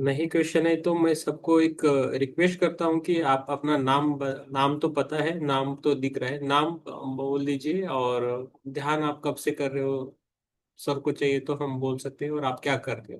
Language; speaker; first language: Hindi; native; Hindi